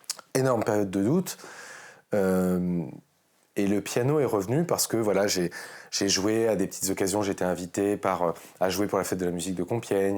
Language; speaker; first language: French; native; French